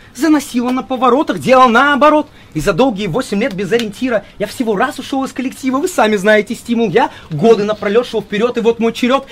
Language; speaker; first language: Russian; early bilingual, heritage; Russian